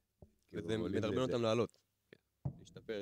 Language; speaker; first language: Hebrew; native; Hebrew